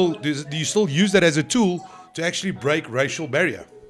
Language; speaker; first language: English; non-native, local second language; Afrikaans